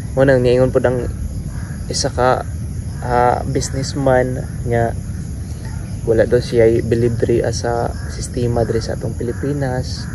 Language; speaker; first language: Cebuano; non-native, local second language; Hiligaynon